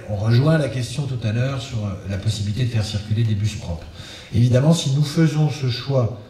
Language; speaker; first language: French; native; French